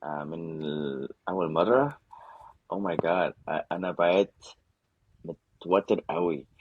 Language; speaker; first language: Arabic; non-native, learner; Spanish